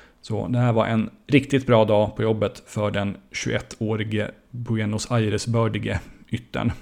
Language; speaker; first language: Swedish; native; Swedish